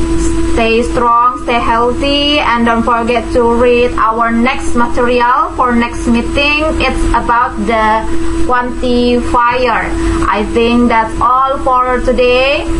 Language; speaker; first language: English; non-native, fluent; Indonesian